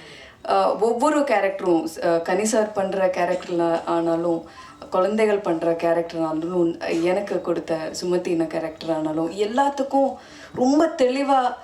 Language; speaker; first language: Tamil; non-native, fluent; Malayalam